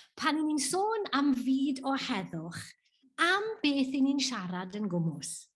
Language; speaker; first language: Welsh; native; Welsh